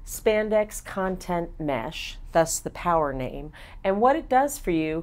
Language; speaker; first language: English; native; English